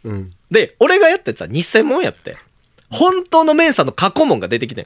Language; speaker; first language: Japanese; native; Japanese